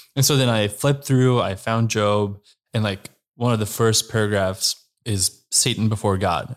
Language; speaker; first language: English; non-native, fluent; Slovenian